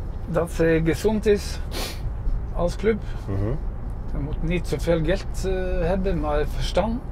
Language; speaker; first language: Dutch; non-native, fluent; Norwegian